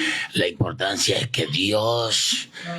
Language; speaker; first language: Spanish; native; Spanish